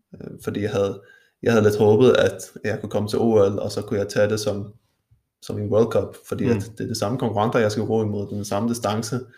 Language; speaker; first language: Danish; non-native, local second language; Faroese